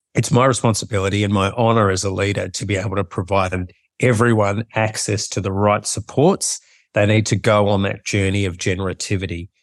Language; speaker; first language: English; native; English